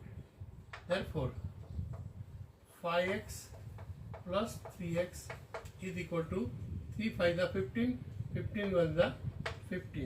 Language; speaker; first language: English; non-native, local second language; Gujarati